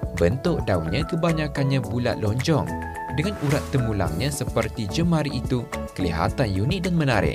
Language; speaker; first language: Malay; native; Malay